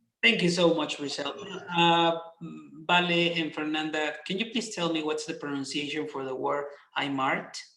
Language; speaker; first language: English; non-native, fluent; Spanish